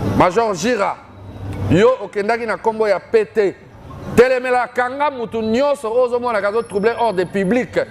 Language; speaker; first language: Lingala; non-native, local second language; Kituba (Democratic Republic of Congo)